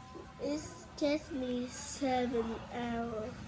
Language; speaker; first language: English; non-native, learner; Vietnamese